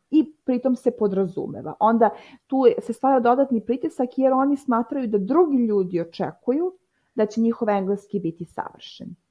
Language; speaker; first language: Serbian; native; Serbian